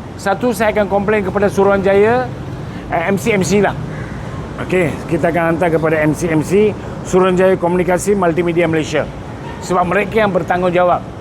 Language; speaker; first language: Malay; non-native, local second language; Tamil